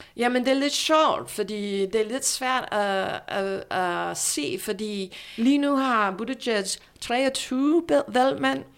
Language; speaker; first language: Danish; non-native, fluent; English